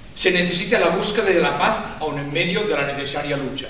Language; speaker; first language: Spanish; non-native, local second language; Catalan